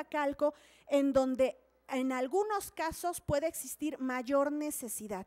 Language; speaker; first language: Spanish; native; Spanish